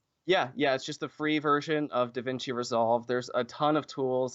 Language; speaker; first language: English; native; English